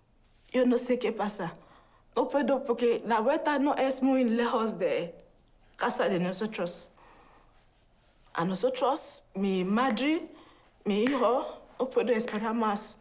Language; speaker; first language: Spanish; non-native, learner; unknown